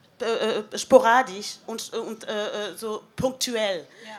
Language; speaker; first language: German; non-native, fluent; French